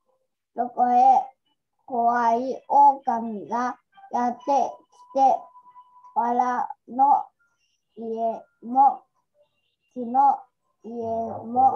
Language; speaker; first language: Japanese; non-native, learner; Vietnamese